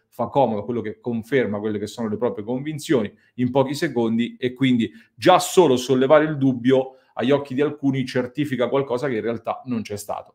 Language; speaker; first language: Italian; native; Italian